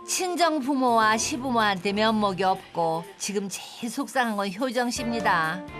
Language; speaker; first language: Korean; native; Korean